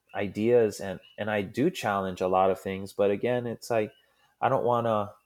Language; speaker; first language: English; native; English